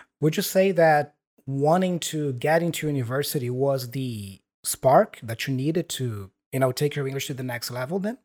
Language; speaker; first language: English; non-native, fluent; Portuguese